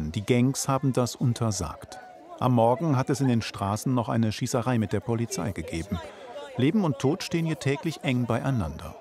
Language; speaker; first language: German; native; German